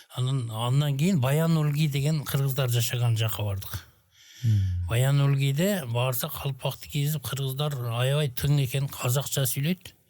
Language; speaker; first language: Kyrgyz; native; Kyrgyz